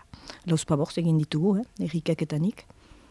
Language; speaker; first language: Basque; native; Basque